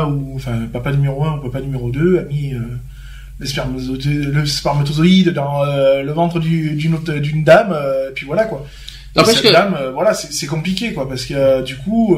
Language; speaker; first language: French; native; French